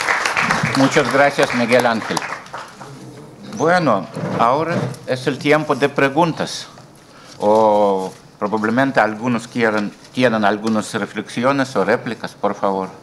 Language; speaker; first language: Spanish; non-native, fluent; Russian